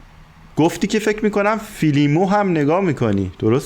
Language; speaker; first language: Persian; native; Persian